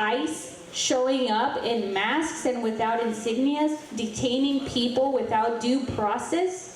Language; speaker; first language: English; early bilingual, heritage; Spanish